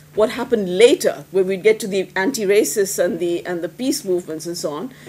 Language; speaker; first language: English; non-native, local second language; Hindi